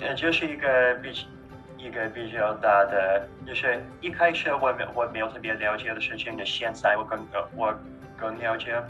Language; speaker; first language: Chinese; non-native, fluent; Russian